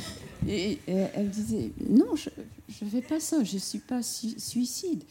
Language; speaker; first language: French; non-native, fluent; English